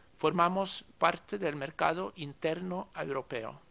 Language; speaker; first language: Spanish; non-native, fluent; Norwegian